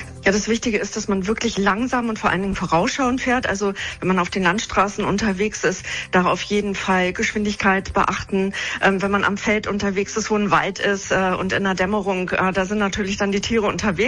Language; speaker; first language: German; native; German